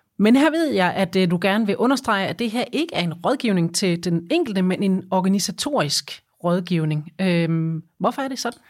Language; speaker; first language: Danish; native; Danish